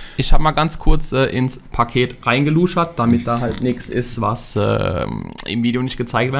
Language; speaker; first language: German; native; German